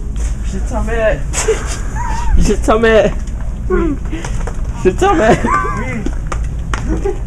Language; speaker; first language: French; non-native, learner; English